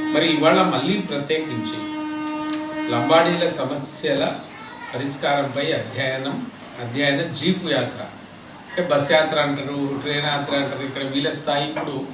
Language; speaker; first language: Telugu; non-native, local second language; Lambadi